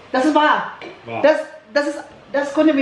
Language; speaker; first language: German; non-native, learner; Filipino